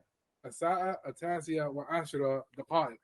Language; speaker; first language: Arabic; non-native, learner; English